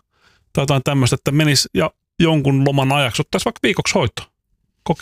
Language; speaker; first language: Finnish; native; Finnish